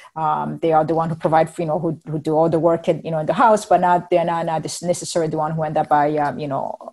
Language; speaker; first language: English; non-native, fluent; Rundi